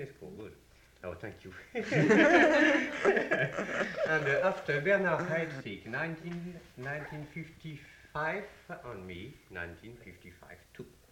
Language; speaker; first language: English; non-native, learner; French